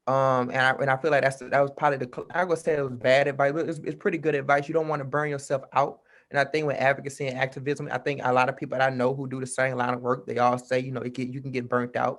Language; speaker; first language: English; native; English